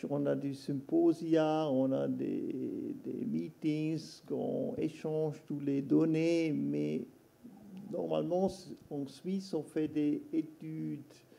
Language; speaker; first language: French; non-native, local second language; German